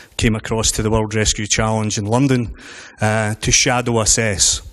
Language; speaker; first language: English; native; English